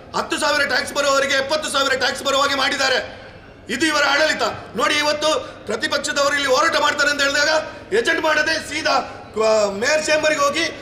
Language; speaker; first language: Kannada; native; Kannada